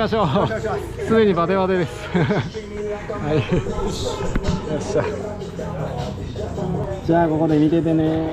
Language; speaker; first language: Japanese; native; Japanese